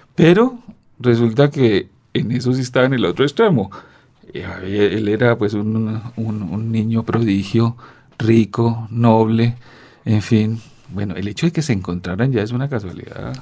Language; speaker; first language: Spanish; native; Spanish